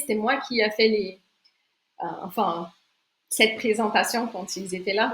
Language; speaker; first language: French; non-native, fluent; Portuguese